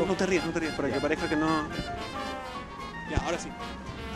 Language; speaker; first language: Spanish; native; Spanish